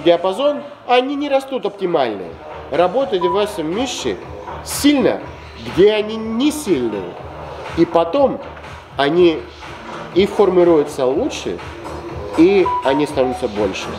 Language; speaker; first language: Russian; non-native, fluent; Greek